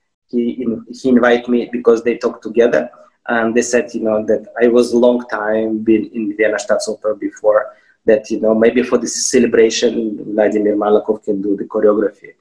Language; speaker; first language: English; non-native, fluent; Russian